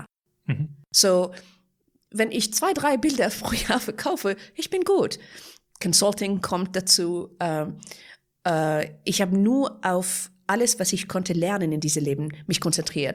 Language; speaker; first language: German; non-native, fluent; Persian